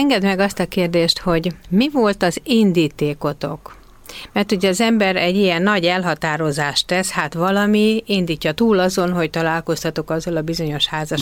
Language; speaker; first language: Hungarian; native; Hungarian